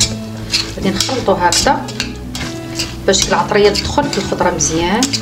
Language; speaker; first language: Arabic; native; Arabic